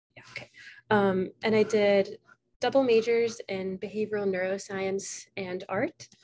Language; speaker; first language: English; native; English